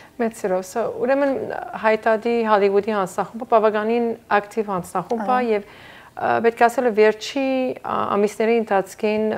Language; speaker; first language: Armenian; early bilingual, heritage; Armenian